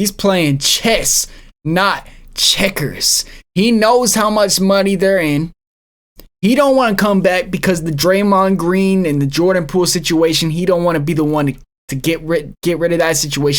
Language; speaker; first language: English; native; English